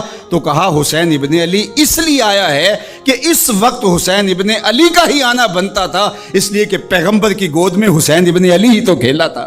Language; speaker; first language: Urdu; native; Urdu